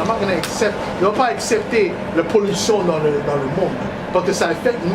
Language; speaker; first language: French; non-native, learner; English